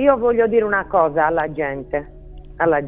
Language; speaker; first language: Italian; native; Italian